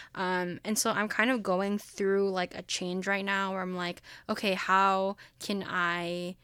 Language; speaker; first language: English; early bilingual, other home language; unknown